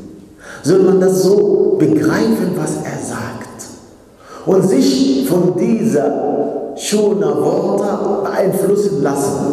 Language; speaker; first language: German; non-native, fluent; Arabic